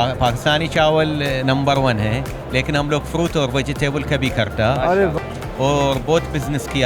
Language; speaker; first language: Hindi; non-native, learner; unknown